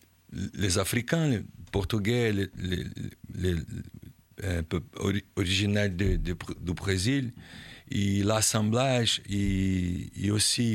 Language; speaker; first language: French; non-native, learner; Portuguese